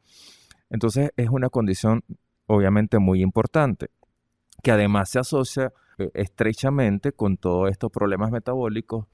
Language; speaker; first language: Spanish; native; Spanish